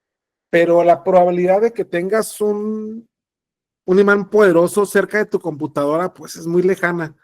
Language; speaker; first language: Spanish; native; Spanish